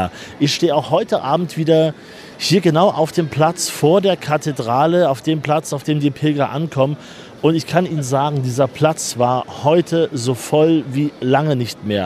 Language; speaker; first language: German; native; German